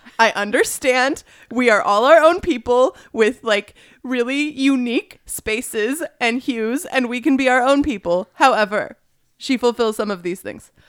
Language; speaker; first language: English; native; English